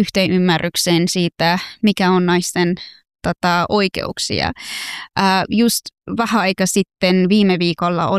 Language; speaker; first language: Finnish; non-native, fluent; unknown